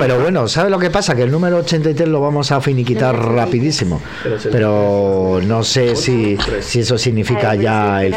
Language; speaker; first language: Spanish; native; Spanish